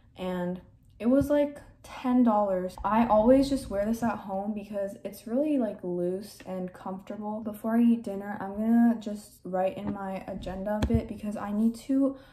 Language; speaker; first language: English; native; English